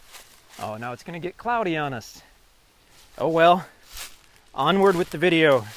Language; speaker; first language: English; native; English